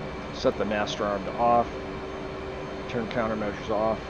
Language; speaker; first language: English; native; English